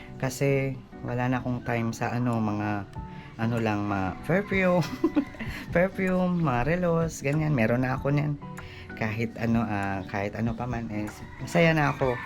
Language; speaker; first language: Filipino; non-native, local second language; Waray